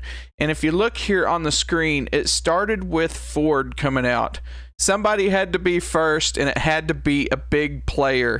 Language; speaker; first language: English; native; English